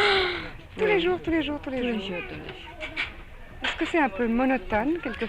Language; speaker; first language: French; native; French